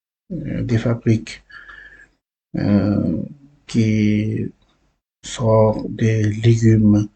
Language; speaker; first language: French; non-native, learner; Uzbek